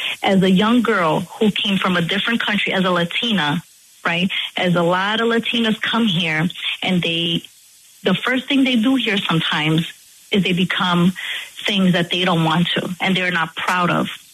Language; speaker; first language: English; non-native, fluent; Portuguese